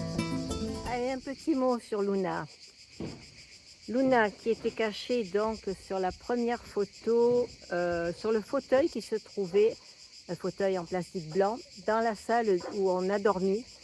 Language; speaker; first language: French; native; French